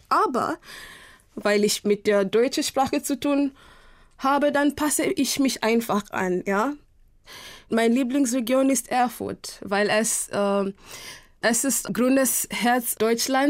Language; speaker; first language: German; non-native, fluent; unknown